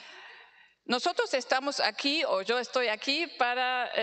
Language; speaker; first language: Spanish; non-native, fluent; German